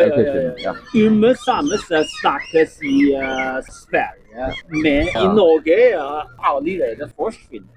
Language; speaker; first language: Norwegian; non-native, learner; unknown